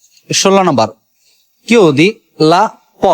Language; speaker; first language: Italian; non-native, learner; Bangla